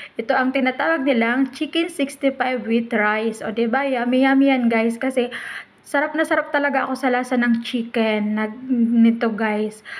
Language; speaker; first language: Filipino; native; Filipino